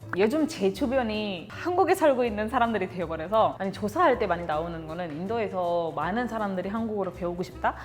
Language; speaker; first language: Korean; non-native, fluent; Hindi